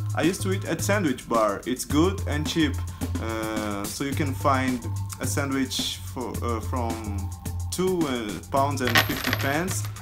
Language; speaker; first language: English; non-native, fluent; Portuguese